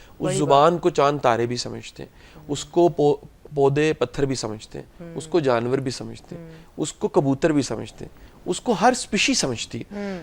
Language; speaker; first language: Urdu; non-native, local second language; Punjabi